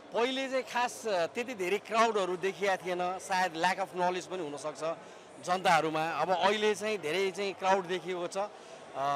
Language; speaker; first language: Nepali; native; Nepali